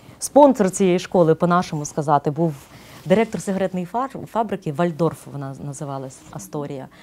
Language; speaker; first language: Ukrainian; native; Ukrainian